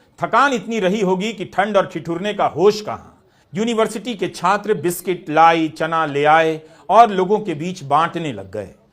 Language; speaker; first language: Hindi; non-native, local second language; Bhojpuri